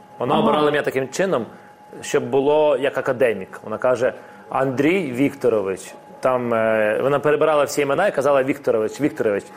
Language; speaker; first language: Ukrainian; non-native, local second language; Russian